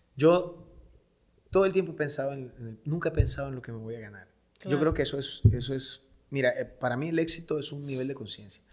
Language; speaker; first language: Spanish; native; Spanish